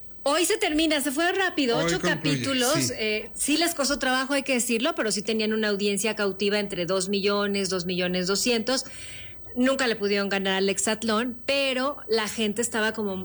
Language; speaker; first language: Spanish; native; Spanish